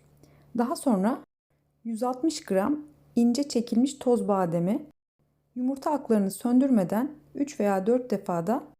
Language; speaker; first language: Turkish; native; Turkish